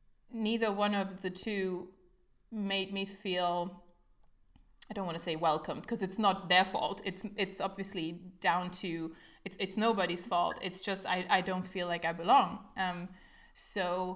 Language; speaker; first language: English; non-native, fluent; German